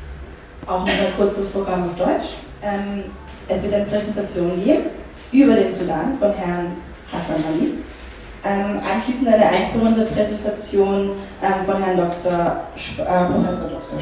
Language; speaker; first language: German; native; German